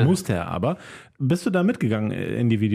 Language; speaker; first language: German; native; German